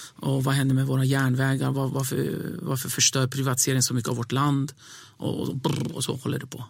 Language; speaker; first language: Swedish; early bilingual, other home language; Kurdish